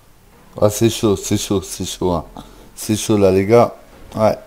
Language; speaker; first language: French; native; French